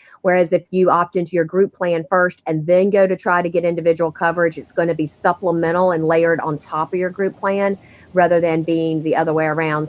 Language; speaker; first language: English; native; English